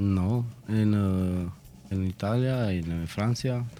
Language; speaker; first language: Spanish; non-native, learner; Italian